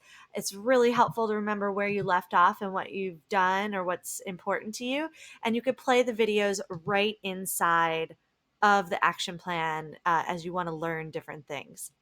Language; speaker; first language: English; native; English